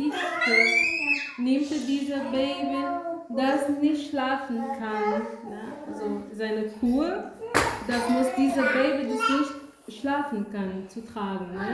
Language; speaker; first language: German; non-native, learner; Portuguese